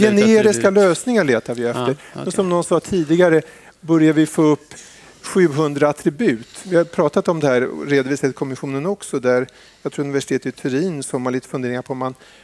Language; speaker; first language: Swedish; native; Swedish